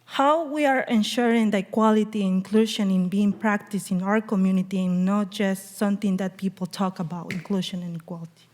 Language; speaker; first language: English; early bilingual, other home language; Spanish